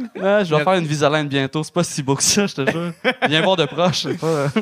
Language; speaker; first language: French; native; French